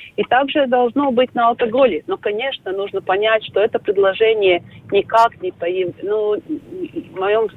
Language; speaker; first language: Russian; non-native, local second language; Latvian